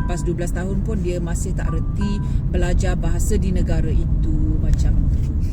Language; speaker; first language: Malay; native; Malay